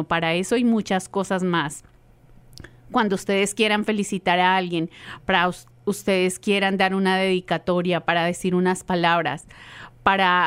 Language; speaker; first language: Spanish; native; Spanish